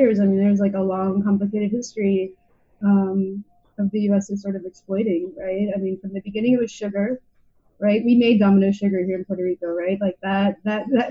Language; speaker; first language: English; native; English